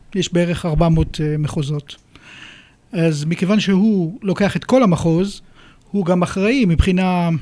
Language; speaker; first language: Hebrew; native; Hebrew